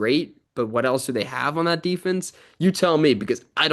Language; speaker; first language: English; native; English